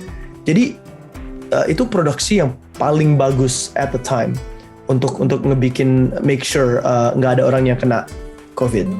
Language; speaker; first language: Indonesian; early bilingual, heritage; Indonesian